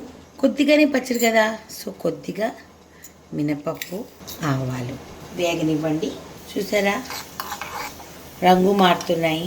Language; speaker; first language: Telugu; native; Telugu